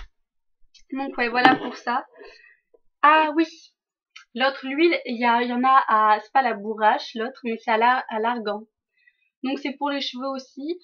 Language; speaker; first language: French; native; French